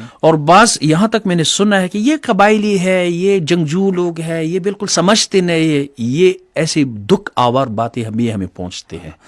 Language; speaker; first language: Urdu; non-native, local second language; Pashto